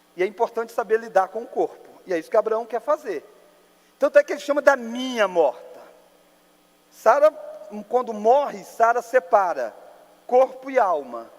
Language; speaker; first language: Portuguese; native; Portuguese